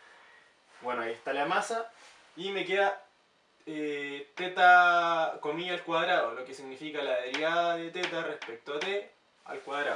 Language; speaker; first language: Spanish; native; Spanish